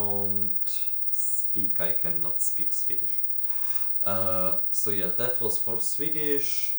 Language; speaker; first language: English; non-native, fluent; Ukrainian